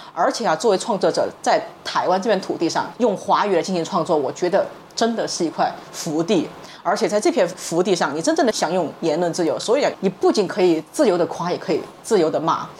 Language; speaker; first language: Chinese; native; Chinese